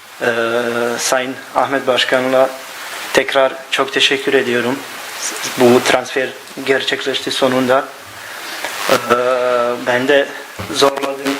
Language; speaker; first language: Turkish; non-native, learner; Bosnian